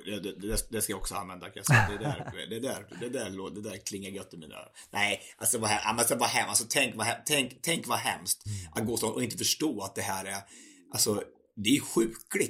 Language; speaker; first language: Swedish; native; Swedish